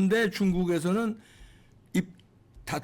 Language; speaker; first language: Korean; native; Korean